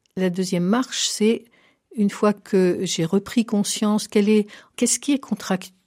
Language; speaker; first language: French; native; French